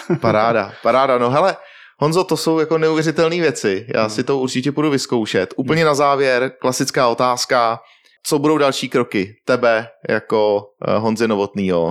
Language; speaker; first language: Czech; native; Czech